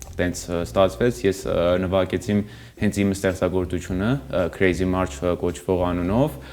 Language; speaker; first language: Armenian; early bilingual, heritage; Armenian